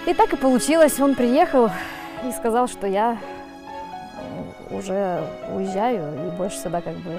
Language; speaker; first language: Russian; native; Russian